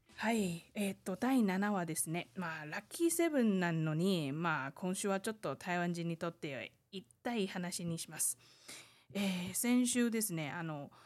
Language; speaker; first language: Japanese; non-native, fluent; Chinese